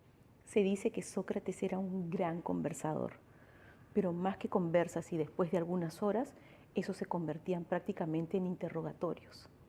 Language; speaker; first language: Spanish; native; Spanish